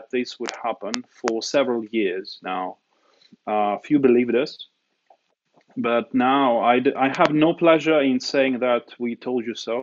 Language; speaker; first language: English; non-native, fluent; Russian